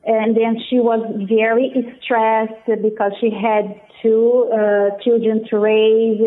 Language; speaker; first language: English; non-native, fluent; Portuguese